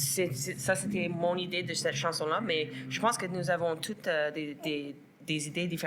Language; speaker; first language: French; non-native, local second language; English